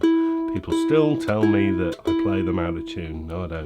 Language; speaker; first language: English; native; English